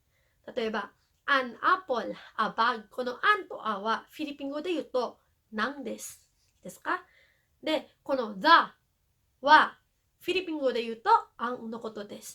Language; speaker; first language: Japanese; non-native, fluent; Filipino